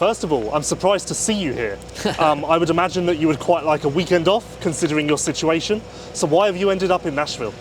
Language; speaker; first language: English; native; English